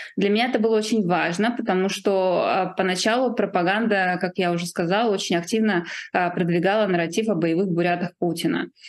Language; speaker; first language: Russian; native; Russian